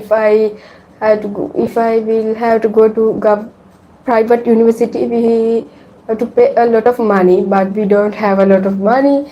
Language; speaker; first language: English; non-native, learner; Sinhala